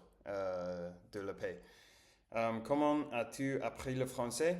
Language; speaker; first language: French; non-native, learner; Spanish